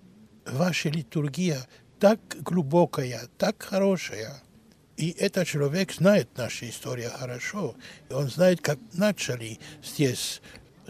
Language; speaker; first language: Russian; non-native, learner; Greek